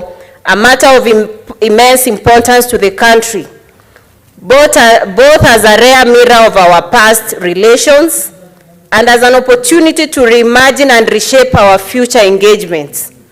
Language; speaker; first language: English; non-native, local second language; Gusii